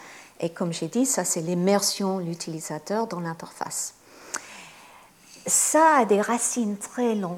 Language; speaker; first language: French; non-native, fluent; English